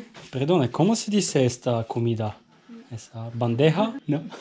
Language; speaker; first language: Spanish; non-native, learner; Bulgarian